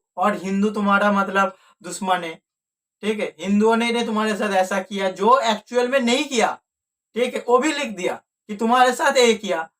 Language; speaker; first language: Hindi; native; Hindi